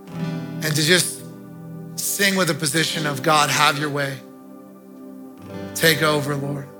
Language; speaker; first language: English; native; English